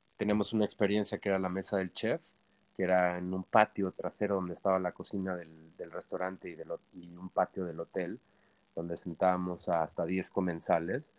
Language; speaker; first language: Spanish; native; Spanish